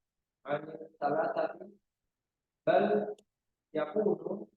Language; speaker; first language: Arabic; non-native, learner; Indonesian